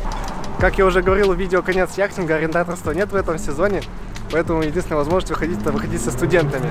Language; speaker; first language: Russian; native; Russian